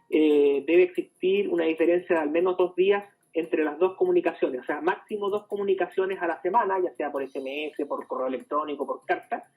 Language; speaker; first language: Spanish; native; Spanish